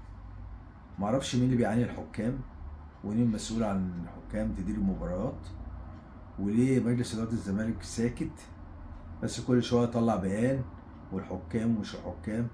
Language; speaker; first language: Arabic; native; Arabic